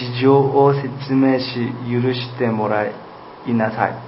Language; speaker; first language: Japanese; non-native, fluent; Korean